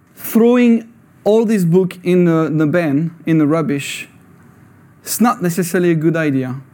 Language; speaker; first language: English; non-native, fluent; French